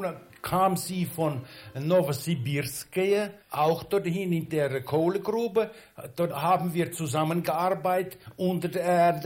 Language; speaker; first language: German; early bilingual, heritage; German